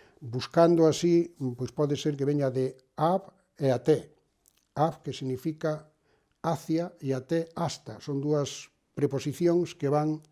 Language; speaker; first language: Galician; native; Galician